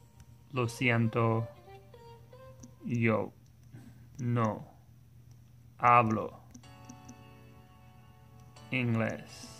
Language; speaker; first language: Spanish; non-native, learner; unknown